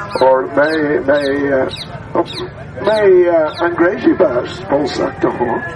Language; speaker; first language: Hindi; non-native, learner; English